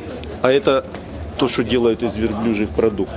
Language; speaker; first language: Russian; native; Russian